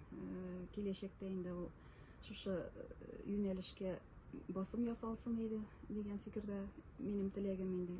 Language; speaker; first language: Tatar; native; Tatar